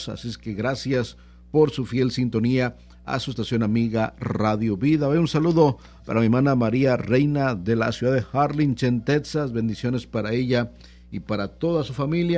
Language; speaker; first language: Spanish; native; Spanish